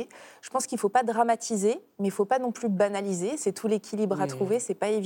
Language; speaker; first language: French; native; French